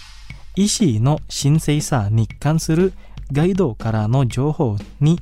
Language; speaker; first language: Japanese; non-native, fluent; Indonesian